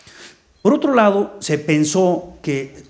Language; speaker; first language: Spanish; native; Spanish